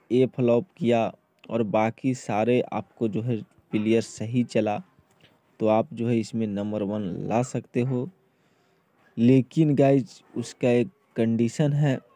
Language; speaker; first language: Hindi; native; Hindi